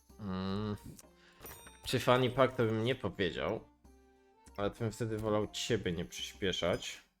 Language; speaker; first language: Polish; native; Polish